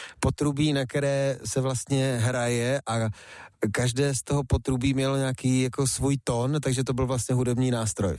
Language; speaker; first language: Czech; early bilingual, other home language; Japanese